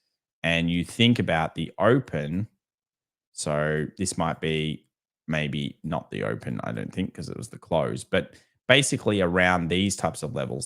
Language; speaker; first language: English; native; English